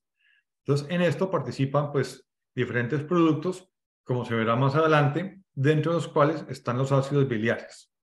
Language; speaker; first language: Spanish; native; Spanish